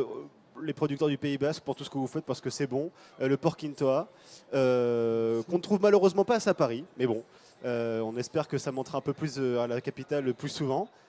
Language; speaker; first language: French; native; French